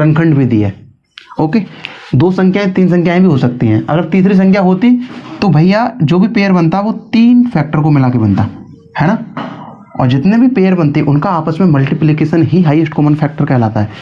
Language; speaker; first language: Hindi; native; Hindi